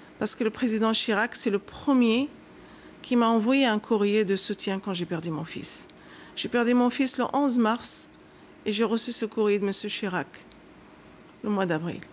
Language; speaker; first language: French; non-native, local second language; Arabic